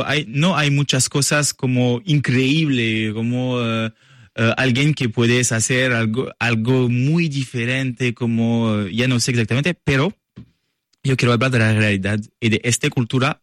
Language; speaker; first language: Spanish; non-native, learner; French